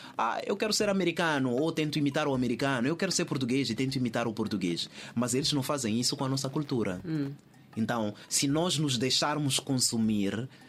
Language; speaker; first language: Portuguese; native; Portuguese